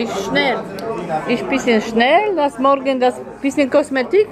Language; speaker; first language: German; non-native, learner; Polish